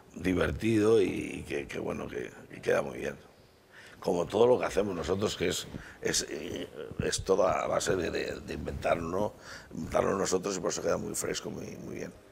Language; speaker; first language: Spanish; native; Spanish